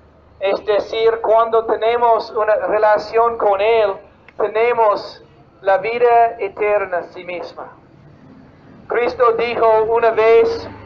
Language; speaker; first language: Spanish; non-native, fluent; English